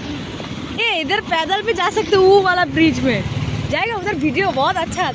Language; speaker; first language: Hindi; non-native, local second language; Bangla